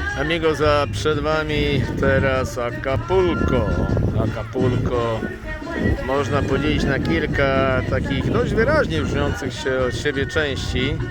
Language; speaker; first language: Polish; native; Polish